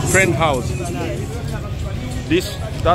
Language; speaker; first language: English; non-native, learner; Lingala